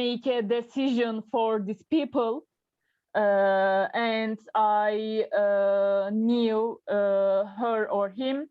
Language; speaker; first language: English; non-native, learner; Turkish